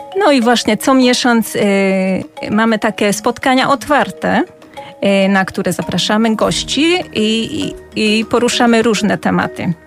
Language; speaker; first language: Polish; non-native, fluent; Hungarian